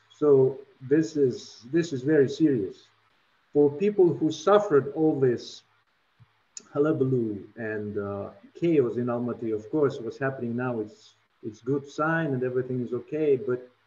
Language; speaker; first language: English; non-native, fluent; Russian